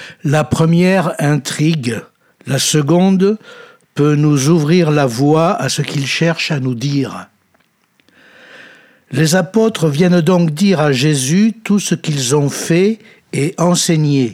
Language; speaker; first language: French; native; French